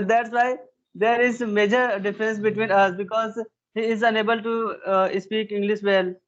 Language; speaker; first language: English; non-native, learner; Hindi